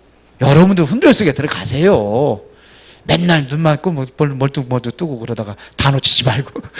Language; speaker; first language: Korean; native; Korean